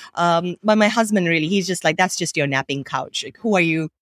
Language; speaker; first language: English; non-native, local second language; Sinhala